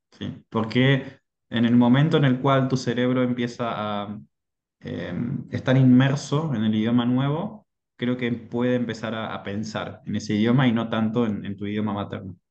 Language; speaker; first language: Spanish; native; Spanish